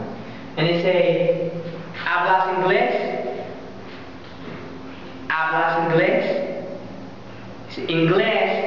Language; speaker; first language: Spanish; non-native, learner; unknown